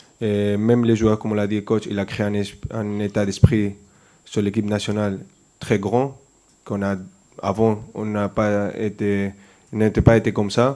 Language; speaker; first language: French; non-native, fluent; Spanish